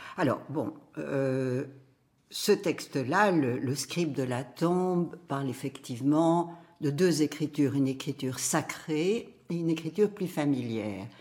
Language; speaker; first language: French; native; French